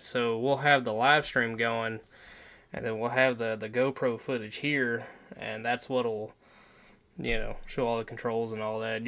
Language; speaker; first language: English; native; English